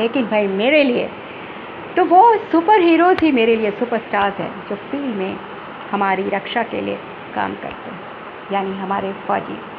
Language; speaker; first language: Hindi; native; Hindi